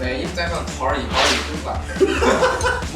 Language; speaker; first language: Korean; non-native, fluent; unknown